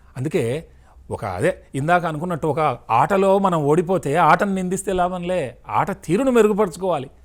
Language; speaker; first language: Telugu; native; Telugu